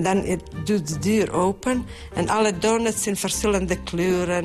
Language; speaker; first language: Dutch; non-native, fluent; Bosnian